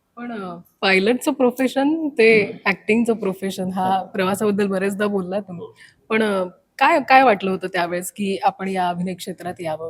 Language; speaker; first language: Marathi; native; Marathi